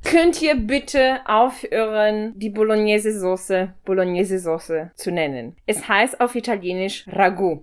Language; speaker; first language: German; non-native, fluent; Italian